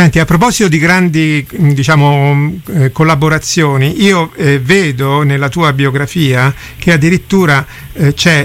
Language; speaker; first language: Italian; native; Italian